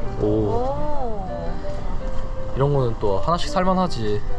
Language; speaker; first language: Korean; native; Korean